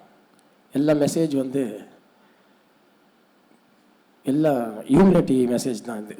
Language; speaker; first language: Tamil; non-native, learner; Urdu